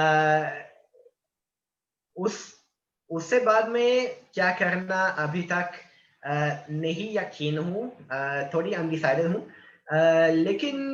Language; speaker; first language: Hindi; non-native, learner; Italian